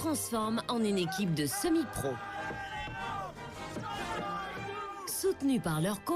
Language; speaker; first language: French; native; French